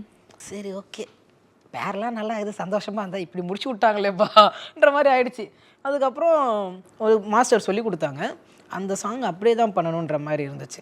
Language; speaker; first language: Tamil; native; Tamil